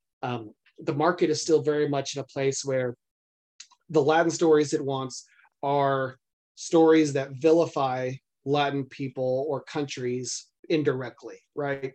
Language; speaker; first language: English; native; English